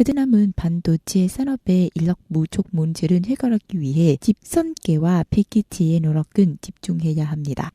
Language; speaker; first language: Korean; non-native, fluent; Vietnamese